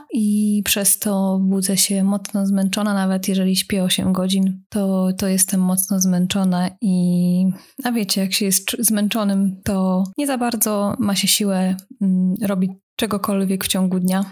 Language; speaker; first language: Polish; native; Polish